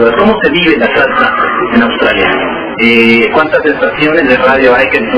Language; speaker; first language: Spanish; native; Spanish